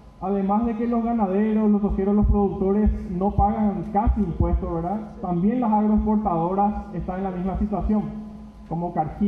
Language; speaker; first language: Spanish; native; Spanish